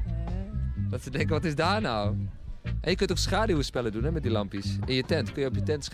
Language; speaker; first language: Dutch; native; Dutch